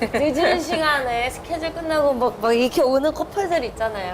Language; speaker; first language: Korean; native; Korean